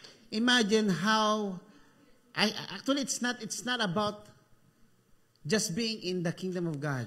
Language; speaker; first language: English; non-native, local second language; Filipino